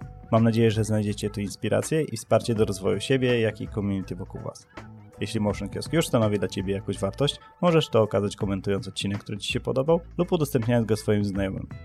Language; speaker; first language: Polish; native; Polish